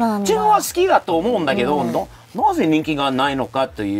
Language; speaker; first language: Japanese; non-native, fluent; English